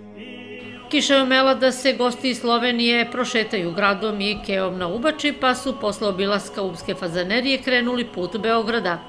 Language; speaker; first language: Serbian; native; Serbian